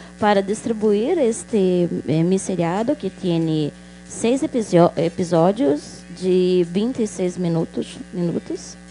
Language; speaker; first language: Portuguese; non-native, local second language; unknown